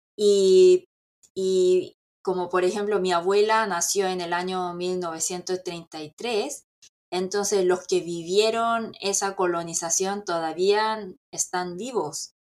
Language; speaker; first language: Spanish; non-native, fluent; Korean